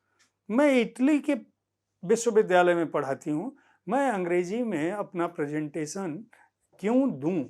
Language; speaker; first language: Hindi; native; Hindi